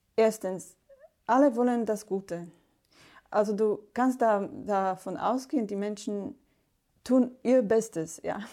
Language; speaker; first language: German; non-native, fluent; Slovak